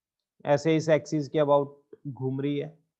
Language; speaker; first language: Hindi; native; Hindi